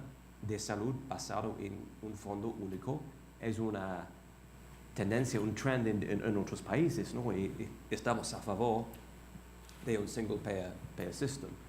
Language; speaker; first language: Spanish; non-native, fluent; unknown